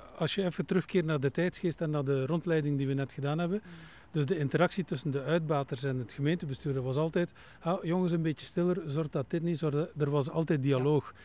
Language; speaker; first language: Dutch; native; Dutch